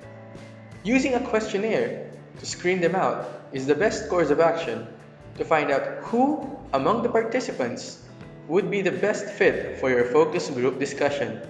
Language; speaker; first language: English; non-native, local second language; Filipino